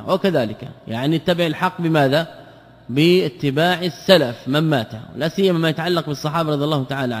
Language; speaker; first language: Arabic; native; Arabic